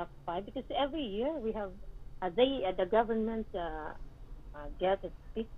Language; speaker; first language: English; non-native, local second language; Hiligaynon